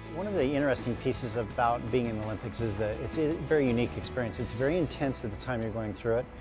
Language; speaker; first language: English; native; English